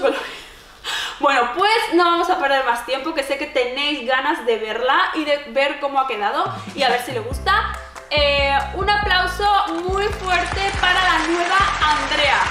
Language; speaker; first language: Spanish; native; Spanish